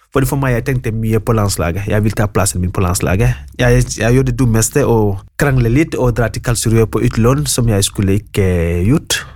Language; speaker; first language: Norwegian; non-native, fluent; Wolof